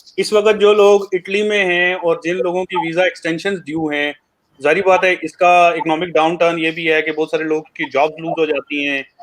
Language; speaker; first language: Urdu; native; Urdu